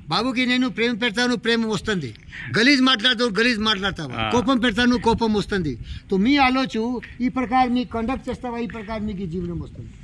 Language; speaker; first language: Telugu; non-native, local second language; Hindi